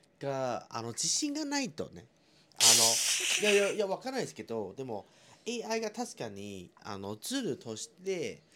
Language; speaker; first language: Japanese; non-native, fluent; Chinese